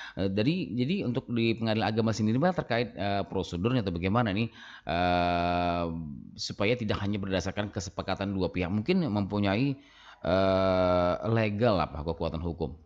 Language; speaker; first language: Indonesian; native; Indonesian